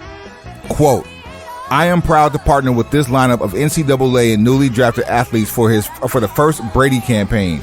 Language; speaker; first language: English; native; English